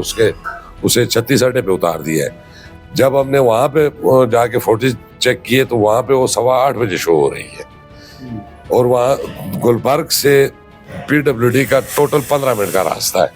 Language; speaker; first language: Urdu; non-native, local second language; Pashto